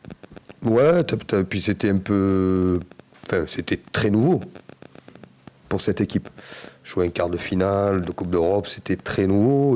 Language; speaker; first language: French; native; French